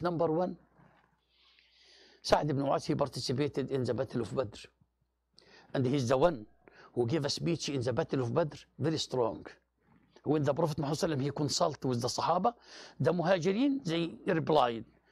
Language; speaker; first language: English; non-native, fluent; Arabic